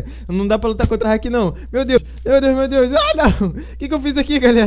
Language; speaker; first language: Portuguese; native; Portuguese